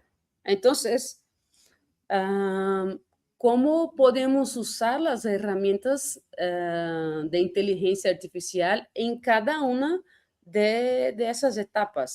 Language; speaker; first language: Spanish; non-native, fluent; Portuguese